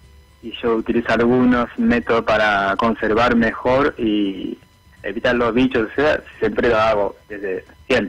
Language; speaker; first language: Spanish; non-native, fluent; Japanese